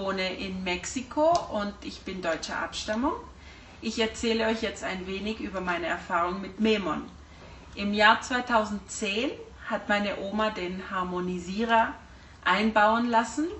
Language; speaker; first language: German; early bilingual, heritage; German